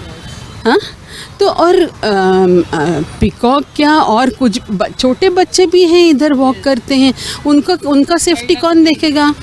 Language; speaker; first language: Hindi; non-native, local second language; Marathi